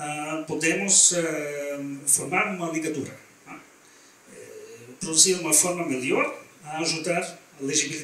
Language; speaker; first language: Portuguese; non-native, learner; German